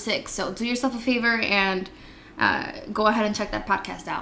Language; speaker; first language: English; early bilingual, other home language; Spanish